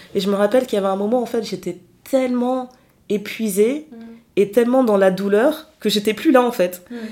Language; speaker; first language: French; early bilingual, other home language; Lingala